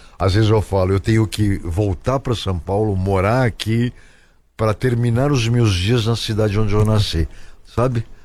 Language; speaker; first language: Portuguese; native; Portuguese